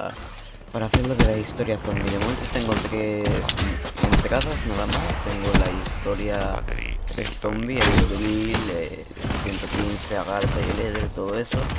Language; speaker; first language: Spanish; native; Spanish